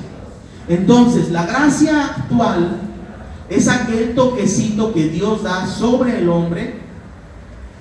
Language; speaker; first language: Spanish; native; Spanish